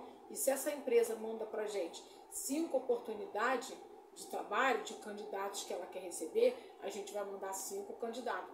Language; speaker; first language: Portuguese; native; Portuguese